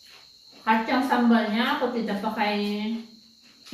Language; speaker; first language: Indonesian; non-native, learner; Filipino